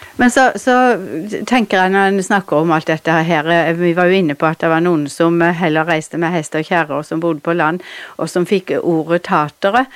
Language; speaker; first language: Norwegian; native; Norwegian